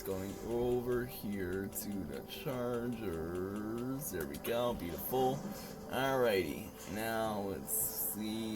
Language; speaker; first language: English; native; English